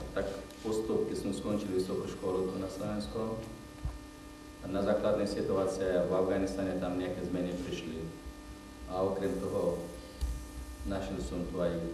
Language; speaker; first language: Slovak; non-native, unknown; Persian